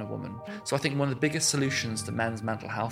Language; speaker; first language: English; native; English